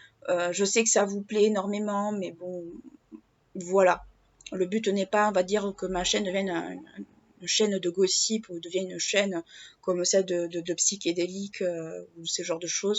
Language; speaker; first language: French; native; French